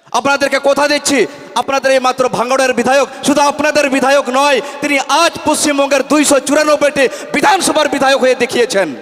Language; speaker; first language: Bangla; non-native, local second language; Santali